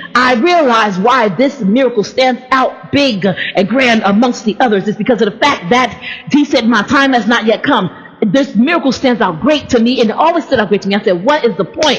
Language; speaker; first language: English; native; English